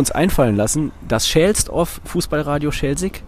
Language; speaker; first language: German; native; German